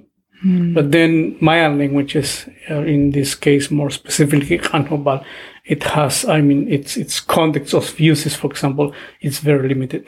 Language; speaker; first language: English; non-native, fluent; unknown